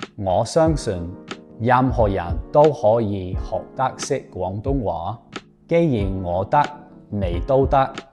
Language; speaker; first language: Cantonese; non-native, fluent; English